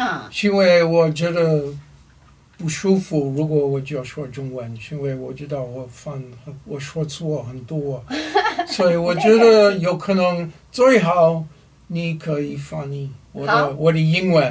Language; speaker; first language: Chinese; non-native, learner; English